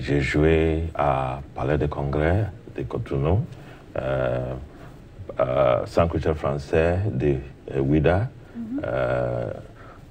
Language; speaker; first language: French; non-native, learner; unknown